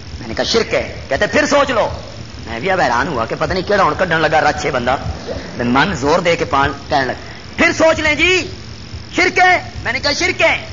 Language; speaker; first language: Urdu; non-native, local second language; Punjabi